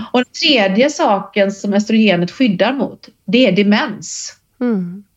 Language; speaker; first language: Swedish; native; Swedish